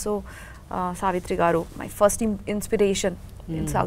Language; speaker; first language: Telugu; non-native, learner; Bangla